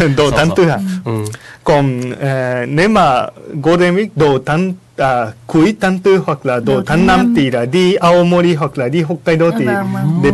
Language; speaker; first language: Vietnamese; non-native, fluent; Japanese